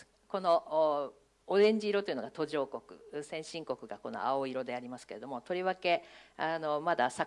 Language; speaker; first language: Japanese; native; Japanese